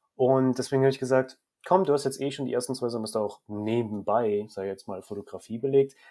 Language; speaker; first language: German; native; German